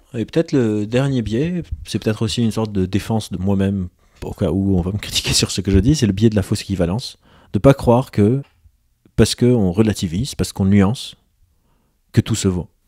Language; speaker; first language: French; non-native, local second language; Arabic